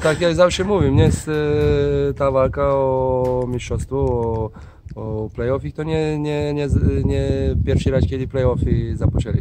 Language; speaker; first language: Polish; non-native, fluent; Slovenian